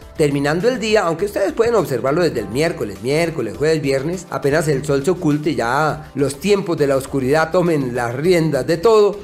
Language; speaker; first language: Spanish; native; Spanish